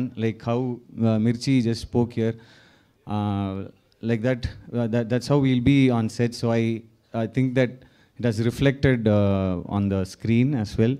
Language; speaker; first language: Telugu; non-native, learner; Tamil